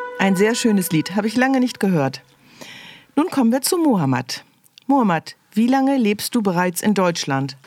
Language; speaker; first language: German; native; German